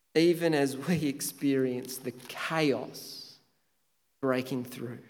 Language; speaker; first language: English; native; English